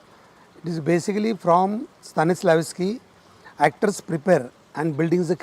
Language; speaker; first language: Telugu; non-native, learner; Marathi